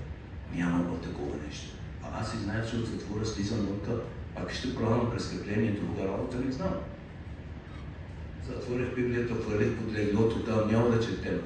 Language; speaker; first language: Bulgarian; non-native, fluent; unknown